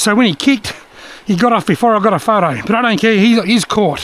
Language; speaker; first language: English; native; English